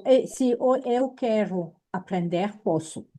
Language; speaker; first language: Portuguese; non-native, fluent; French